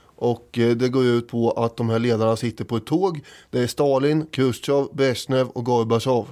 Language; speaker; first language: Swedish; native; Swedish